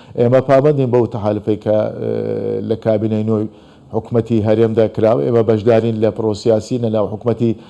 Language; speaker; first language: Central Kurdish; non-native, local second language; Turkish